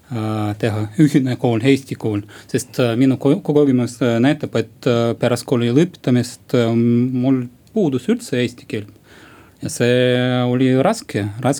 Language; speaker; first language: Estonian; non-native, local second language; Russian